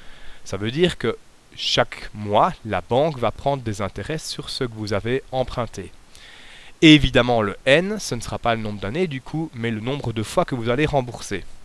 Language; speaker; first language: French; native; French